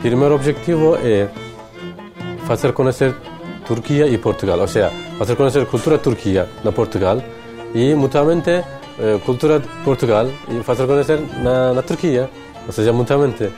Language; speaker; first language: Portuguese; non-native, fluent; Turkish